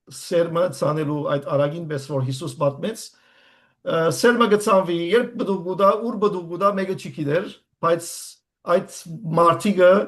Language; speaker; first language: Armenian; native; Armenian